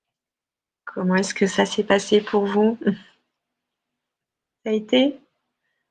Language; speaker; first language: French; native; French